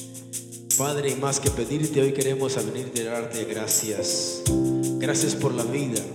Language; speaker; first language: Spanish; native; Spanish